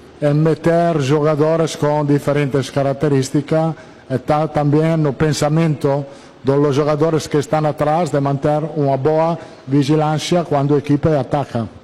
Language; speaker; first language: Portuguese; non-native, learner; Italian